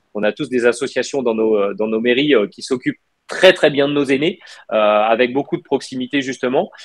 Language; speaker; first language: French; native; French